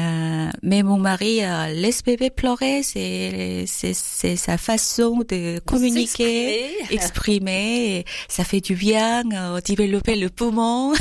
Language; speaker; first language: French; non-native, fluent; Korean